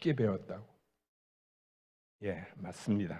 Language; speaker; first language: Korean; native; Korean